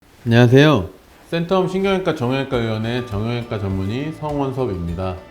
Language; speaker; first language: Korean; native; Korean